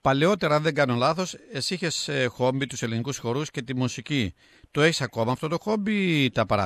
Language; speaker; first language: Greek; native; Greek